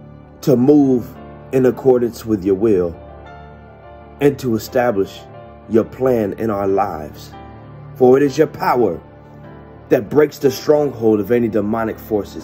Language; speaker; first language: English; native; English